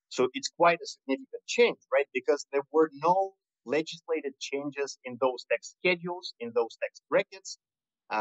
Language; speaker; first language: English; non-native, fluent; Russian